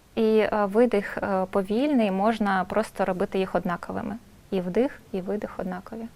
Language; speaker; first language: Ukrainian; non-native, local second language; Russian